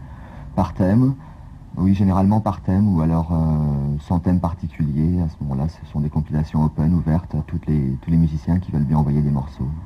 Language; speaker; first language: French; native; French